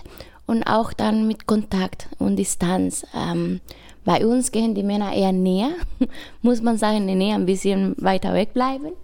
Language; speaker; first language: German; non-native, fluent; Spanish